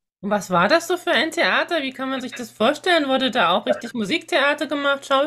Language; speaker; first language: German; native; German